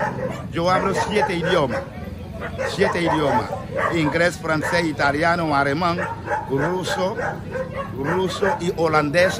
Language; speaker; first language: Spanish; non-native, fluent; Haitian Creole